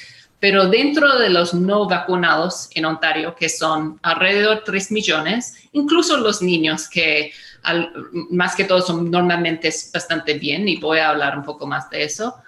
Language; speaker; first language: Spanish; non-native, fluent; English